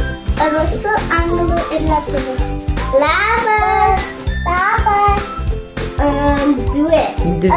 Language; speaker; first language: Lithuanian; early bilingual, heritage; Lithuanian